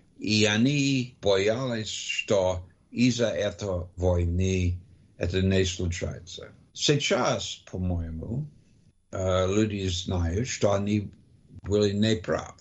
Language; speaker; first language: Russian; non-native, learner; English